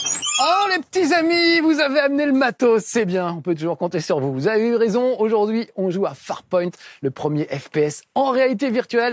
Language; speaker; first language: French; native; French